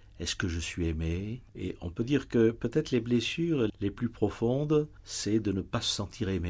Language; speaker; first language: French; native; French